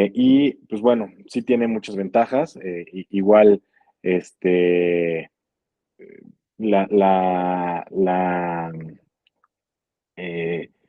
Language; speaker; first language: Spanish; native; Spanish